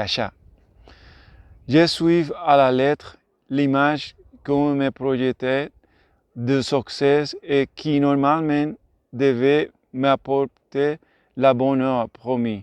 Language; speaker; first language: French; non-native, learner; Spanish